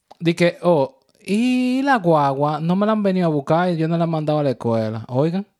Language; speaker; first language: Spanish; native; Spanish